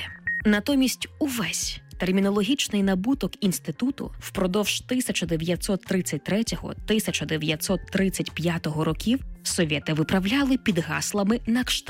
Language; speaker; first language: Ukrainian; native; Ukrainian